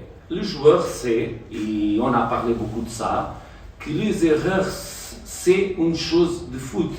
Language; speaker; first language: French; non-native, fluent; Portuguese